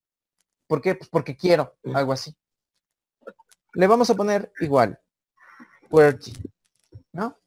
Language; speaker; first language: Spanish; native; Spanish